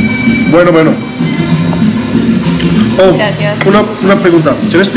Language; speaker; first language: Spanish; non-native, learner; English